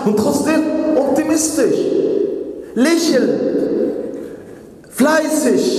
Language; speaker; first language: German; non-native, fluent; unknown